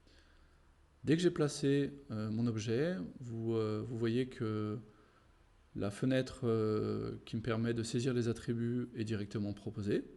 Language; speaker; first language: French; native; French